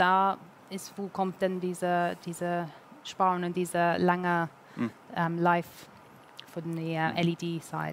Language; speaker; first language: German; non-native, learner; English